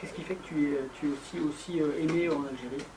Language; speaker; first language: French; native; French